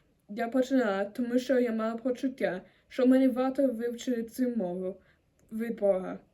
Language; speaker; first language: Ukrainian; non-native, learner; German